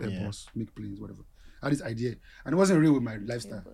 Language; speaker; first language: English; non-native, local second language; Yoruba